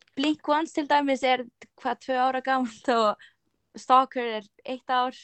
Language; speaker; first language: Icelandic; early bilingual, other home language; Portuguese